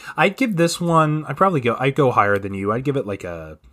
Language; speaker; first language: English; native; English